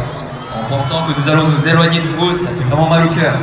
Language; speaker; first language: French; native; French